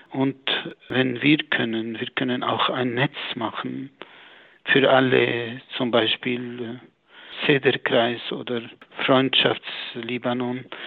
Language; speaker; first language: German; non-native, fluent; Arabic